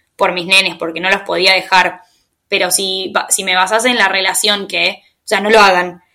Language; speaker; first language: Spanish; native; Spanish